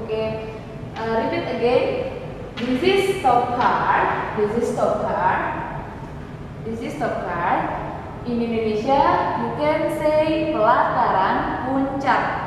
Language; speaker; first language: English; non-native, learner; Indonesian